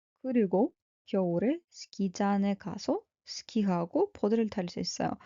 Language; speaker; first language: Korean; non-native, fluent; Russian